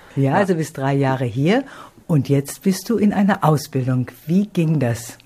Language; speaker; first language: German; native; German